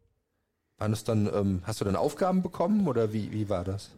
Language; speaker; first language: German; native; German